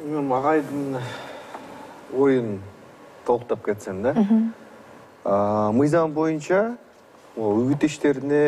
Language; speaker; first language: Kyrgyz; native; Kyrgyz